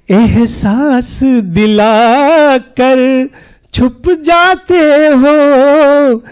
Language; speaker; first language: Hindi; native; Hindi